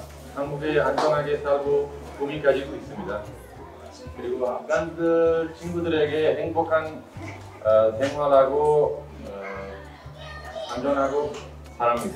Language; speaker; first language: Korean; non-native, learner; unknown